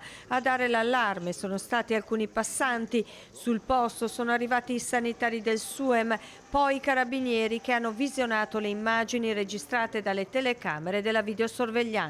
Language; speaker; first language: Italian; native; Italian